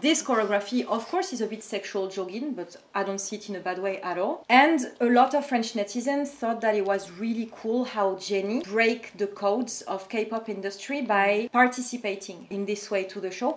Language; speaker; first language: English; non-native, fluent; French